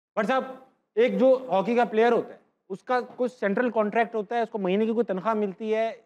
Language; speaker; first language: Urdu; native; Urdu